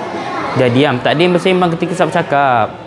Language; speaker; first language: Malay; native; Malay